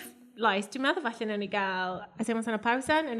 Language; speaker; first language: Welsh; native; Welsh